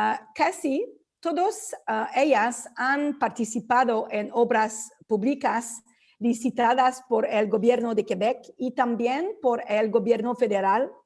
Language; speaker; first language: Spanish; non-native, fluent; French